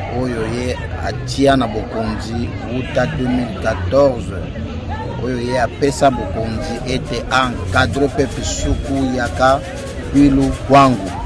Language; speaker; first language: Lingala; non-native, local second language; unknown